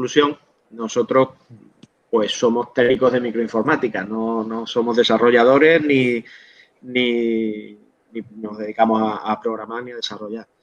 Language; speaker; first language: Spanish; native; Spanish